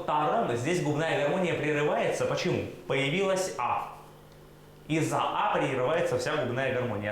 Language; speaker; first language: Russian; native; Russian